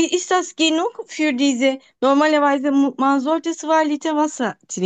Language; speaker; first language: German; non-native, learner; Turkish